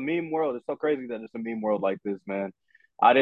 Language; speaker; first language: English; native; English